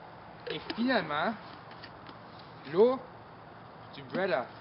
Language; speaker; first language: French; non-native, local second language; English